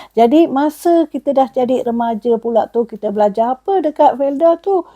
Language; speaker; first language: Malay; non-native, local second language; Tamil